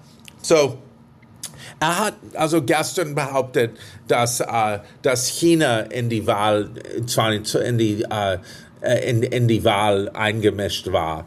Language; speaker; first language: German; non-native, fluent; English